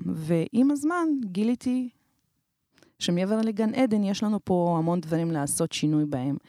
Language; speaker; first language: Hebrew; early bilingual, other home language; Romanian